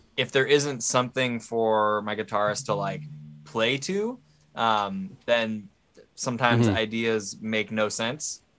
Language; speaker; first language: English; native; English